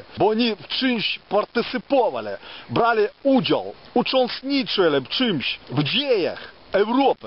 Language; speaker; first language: Polish; non-native, fluent; Ukrainian